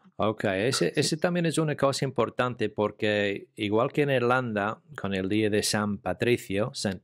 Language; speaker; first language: Spanish; non-native, fluent; English